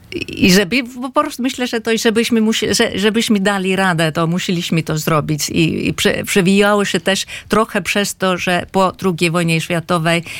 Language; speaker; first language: Polish; non-native, fluent; Finnish